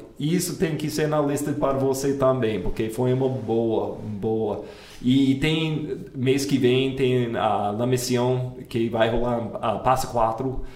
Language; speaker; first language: Portuguese; non-native, fluent; English